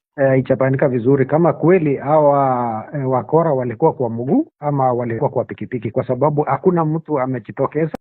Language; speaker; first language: Swahili; non-native, local second language; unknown